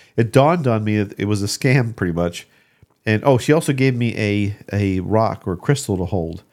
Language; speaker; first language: English; native; English